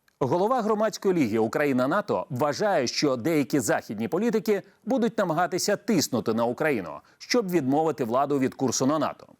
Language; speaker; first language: Ukrainian; native; Ukrainian